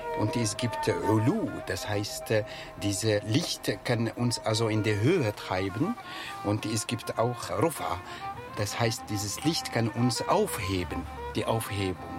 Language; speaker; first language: German; non-native, fluent; Arabic